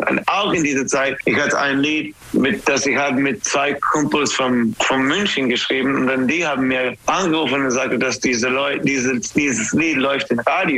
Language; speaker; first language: German; non-native, fluent; English